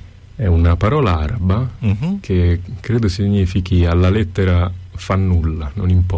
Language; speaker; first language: Italian; native; Italian